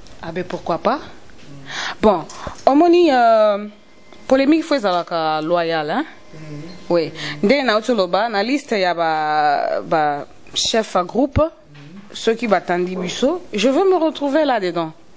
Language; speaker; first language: French; non-native, local second language; Lingala